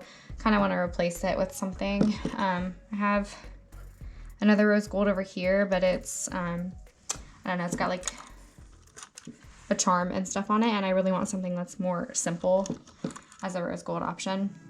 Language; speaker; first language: English; native; English